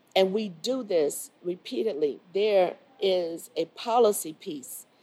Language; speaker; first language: English; native; English